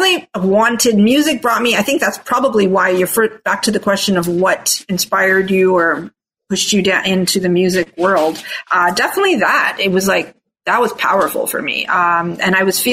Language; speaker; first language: English; non-native, fluent; Italian